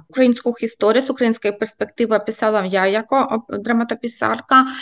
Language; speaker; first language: Polish; non-native, fluent; Ukrainian